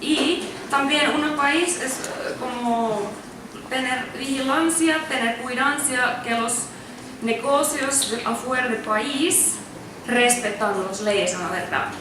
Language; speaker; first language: Spanish; non-native, learner; Finnish